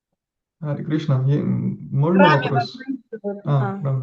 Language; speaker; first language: Russian; non-native, fluent; Georgian